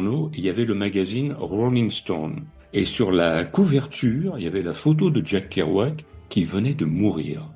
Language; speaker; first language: French; native; French